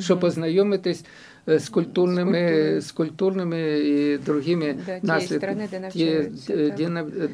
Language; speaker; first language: Ukrainian; non-native, local second language; Russian